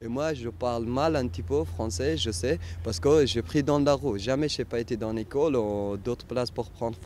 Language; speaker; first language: French; non-native, learner; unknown